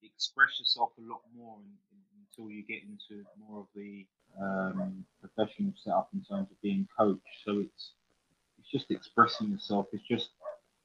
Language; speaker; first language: English; native; English